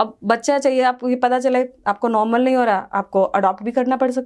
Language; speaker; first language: Hindi; native; Hindi